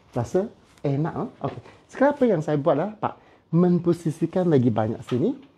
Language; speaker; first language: Malay; non-native, local second language; Chinese